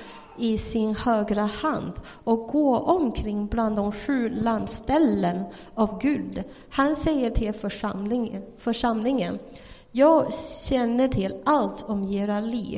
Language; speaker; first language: Swedish; non-native, fluent; Chinese